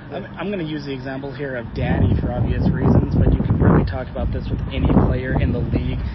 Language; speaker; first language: English; native; English